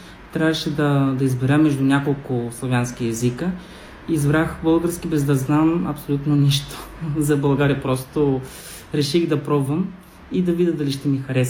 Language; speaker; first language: Bulgarian; non-native, fluent; Spanish